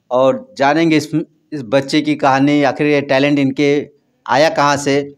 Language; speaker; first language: Hindi; native; Hindi